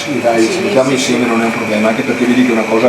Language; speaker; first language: Italian; native; Italian